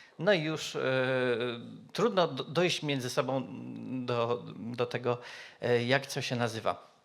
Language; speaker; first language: Polish; native; Polish